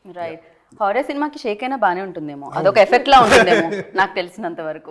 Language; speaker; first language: Telugu; native; Telugu